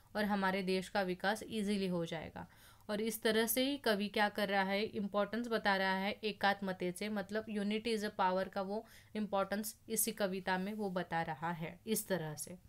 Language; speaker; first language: Hindi; non-native, local second language; Marathi